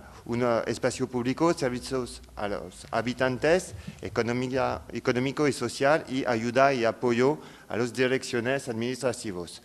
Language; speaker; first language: Spanish; non-native, fluent; French